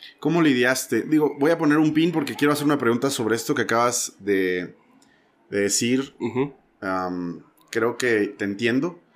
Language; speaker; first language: Spanish; native; Spanish